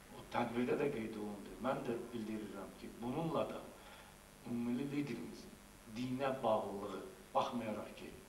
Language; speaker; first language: Azerbaijani; native; Azerbaijani